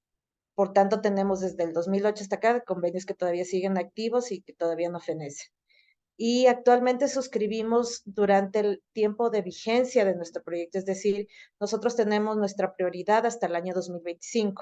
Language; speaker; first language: Spanish; native; Spanish